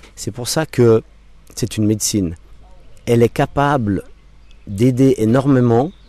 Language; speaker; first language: French; non-native, local second language; English